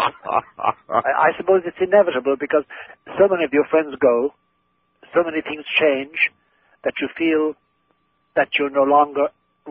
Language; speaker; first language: English; non-native, local second language; Irish